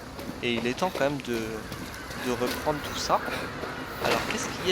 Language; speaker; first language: French; native; French